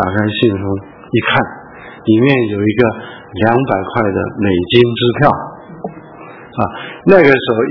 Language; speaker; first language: Chinese; early bilingual, heritage; Chinese